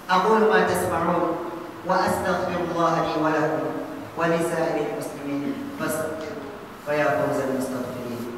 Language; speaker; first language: Arabic; non-native, fluent; Fula